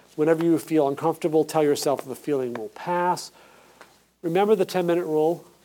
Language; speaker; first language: English; native; English